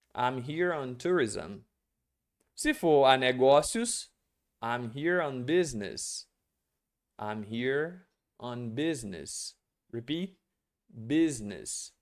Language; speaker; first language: English; non-native, fluent; Portuguese